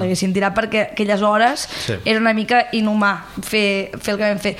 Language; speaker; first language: Catalan; native; Catalan